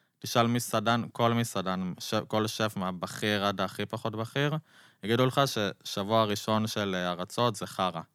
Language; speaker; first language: Hebrew; native; Hebrew